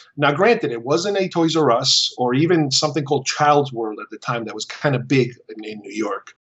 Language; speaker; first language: English; early bilingual, other home language; Spanish